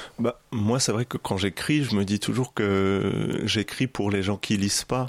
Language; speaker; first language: French; native; French